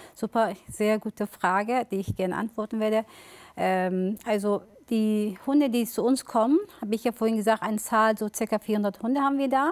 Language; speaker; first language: German; early bilingual, other home language; Turkish